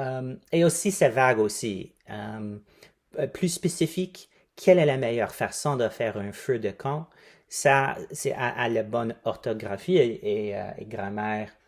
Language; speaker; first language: French; non-native, fluent; English